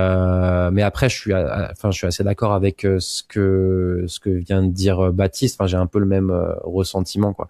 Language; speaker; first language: French; native; French